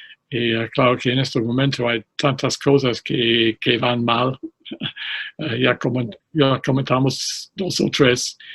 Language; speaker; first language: Spanish; non-native, fluent; English